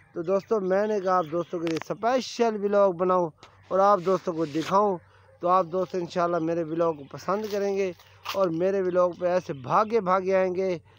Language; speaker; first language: Urdu; non-native, local second language; Saraiki